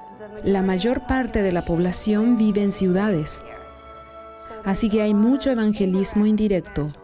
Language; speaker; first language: Spanish; non-native, fluent; English